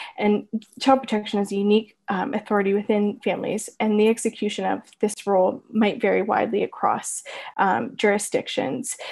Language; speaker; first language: English; native; English